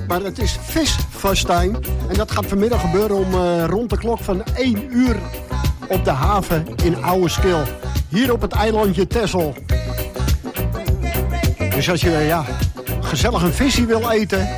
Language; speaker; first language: Dutch; native; Dutch